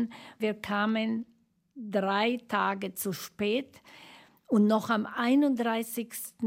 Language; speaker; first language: German; non-native, fluent; Slovak